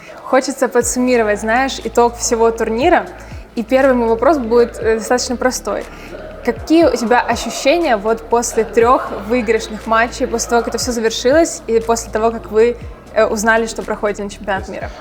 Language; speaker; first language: Russian; native; Russian